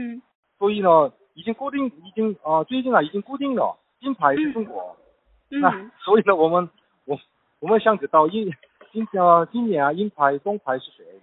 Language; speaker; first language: Chinese; non-native, learner; Korean